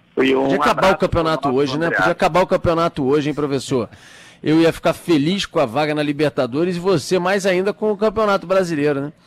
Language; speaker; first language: Portuguese; native; Portuguese